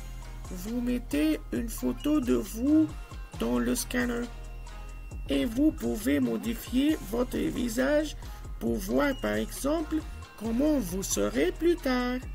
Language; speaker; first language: French; non-native, fluent; Arabic